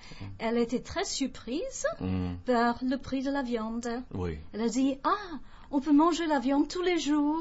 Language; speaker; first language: French; non-native, fluent; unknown